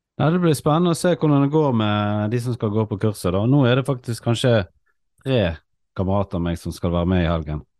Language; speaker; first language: Norwegian; native; Norwegian